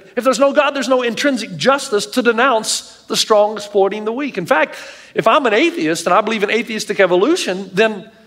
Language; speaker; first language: English; native; English